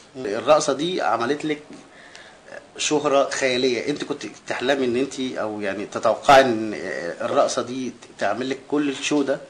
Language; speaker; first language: Arabic; native; Arabic